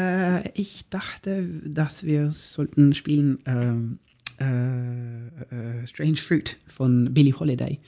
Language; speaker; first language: German; non-native, learner; Norwegian